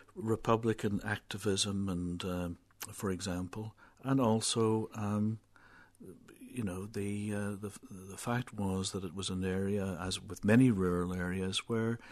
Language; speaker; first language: English; native; English